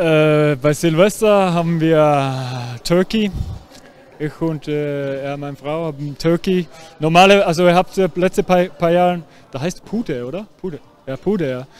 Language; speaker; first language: German; non-native, learner; English